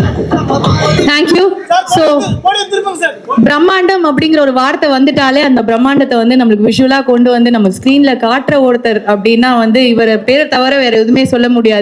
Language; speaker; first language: Tamil; native; Tamil